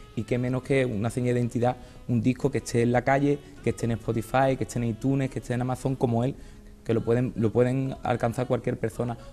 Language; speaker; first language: Spanish; native; Spanish